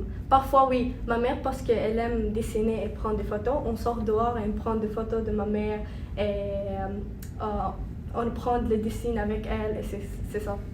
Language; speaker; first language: French; non-native, learner; Arabic